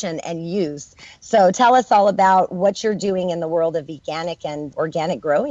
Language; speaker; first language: English; native; English